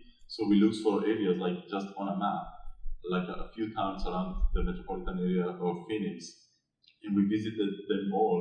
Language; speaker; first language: English; non-native, fluent; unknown